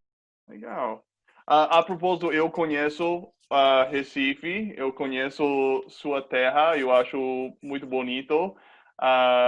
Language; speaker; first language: Portuguese; non-native, fluent; English